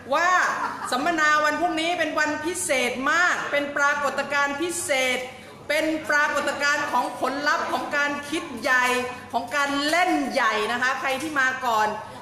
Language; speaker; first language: Thai; native; Thai